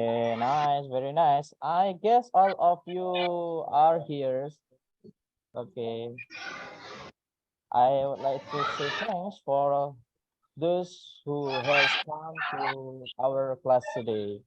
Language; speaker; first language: English; non-native, fluent; Indonesian